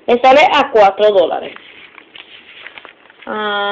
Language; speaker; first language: Spanish; native; Spanish